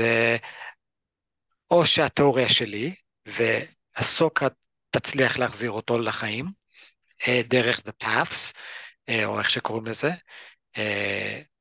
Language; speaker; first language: Hebrew; early bilingual, other home language; English